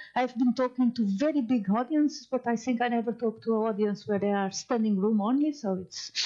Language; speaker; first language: English; non-native, fluent; Portuguese